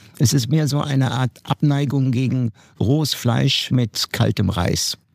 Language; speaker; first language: German; non-native, fluent; Turkish